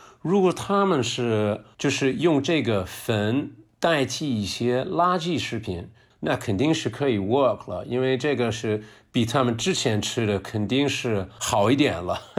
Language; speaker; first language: Chinese; non-native, fluent; English